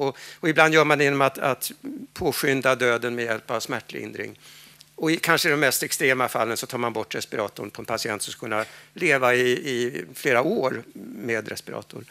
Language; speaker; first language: Swedish; native; Swedish